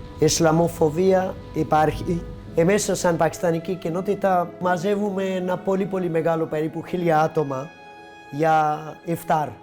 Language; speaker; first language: Greek; non-native, learner; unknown